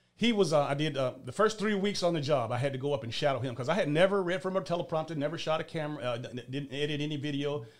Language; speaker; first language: English; native; English